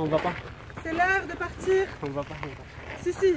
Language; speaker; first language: French; non-native, learner; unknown